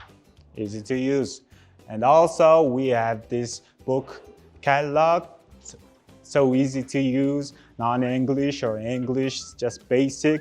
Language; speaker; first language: English; non-native, learner; Mongolian